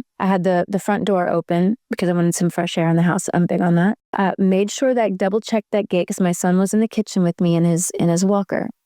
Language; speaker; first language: English; native; English